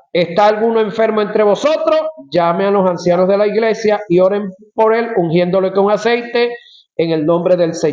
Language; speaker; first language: Spanish; native; Spanish